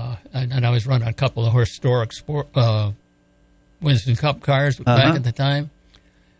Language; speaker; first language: English; native; English